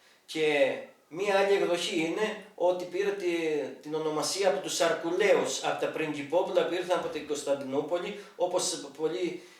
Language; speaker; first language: Greek; native; Greek